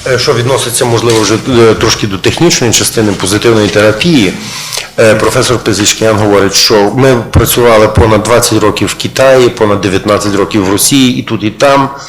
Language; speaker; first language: Ukrainian; native; Ukrainian